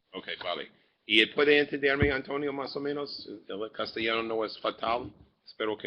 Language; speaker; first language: Spanish; non-native, fluent; English